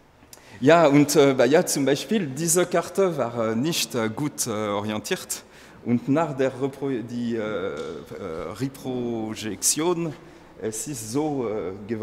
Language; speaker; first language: German; non-native, learner; French